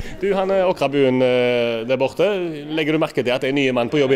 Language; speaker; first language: Norwegian; native; Norwegian